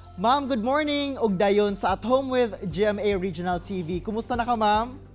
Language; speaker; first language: Cebuano; native; Cebuano